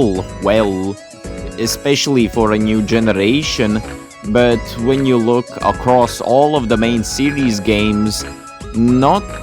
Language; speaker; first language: English; non-native, fluent; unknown